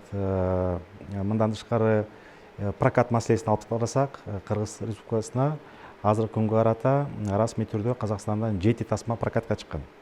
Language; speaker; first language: Kyrgyz; native; Kyrgyz